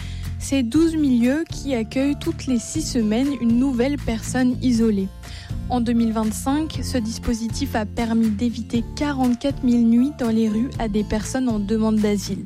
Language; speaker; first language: French; native; French